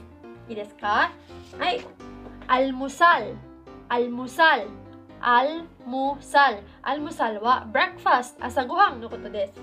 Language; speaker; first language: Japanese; non-native, fluent; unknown